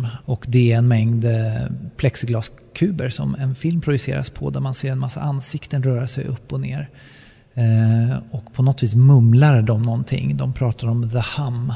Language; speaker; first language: Swedish; native; Swedish